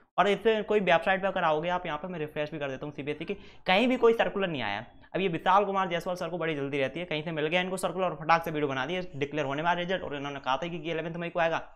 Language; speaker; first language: Hindi; native; Hindi